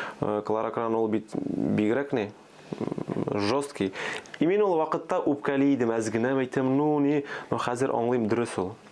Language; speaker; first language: Tatar; early bilingual, other home language; Armenian